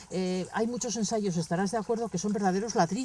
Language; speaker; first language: Spanish; native; Spanish